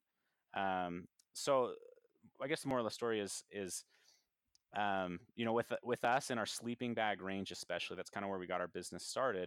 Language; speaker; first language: English; native; English